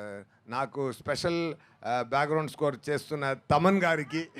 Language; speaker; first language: Telugu; non-native, learner; Tamil